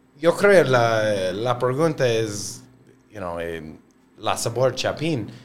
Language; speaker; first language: Spanish; non-native, learner; English